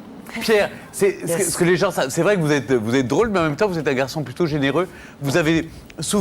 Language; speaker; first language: French; native; French